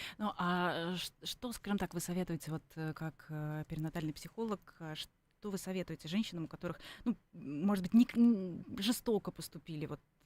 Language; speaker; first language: Russian; native; Russian